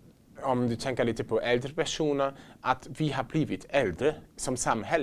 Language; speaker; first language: Swedish; non-native, fluent; German